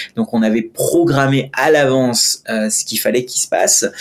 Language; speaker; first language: French; non-native, fluent; Hindi